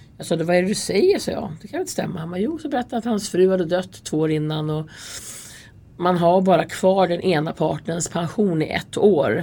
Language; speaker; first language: Swedish; native; Swedish